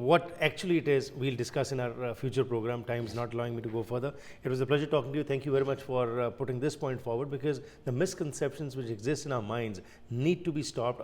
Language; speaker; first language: English; non-native, local second language; Punjabi